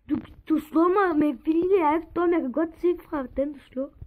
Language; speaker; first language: Danish; early bilingual, other home language; Turkish